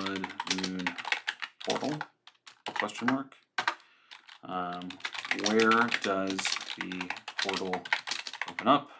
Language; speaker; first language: English; native; English